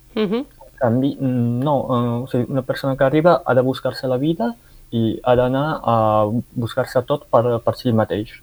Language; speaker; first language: Catalan; early bilingual, other home language; Arabic